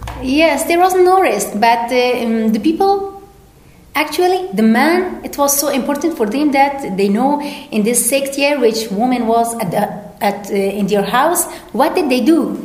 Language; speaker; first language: English; non-native, learner; Persian